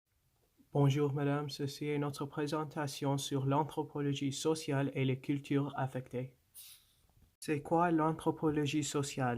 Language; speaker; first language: French; non-native, local second language; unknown